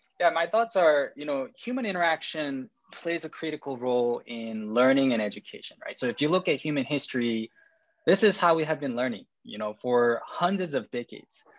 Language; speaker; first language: English; non-native, fluent; Korean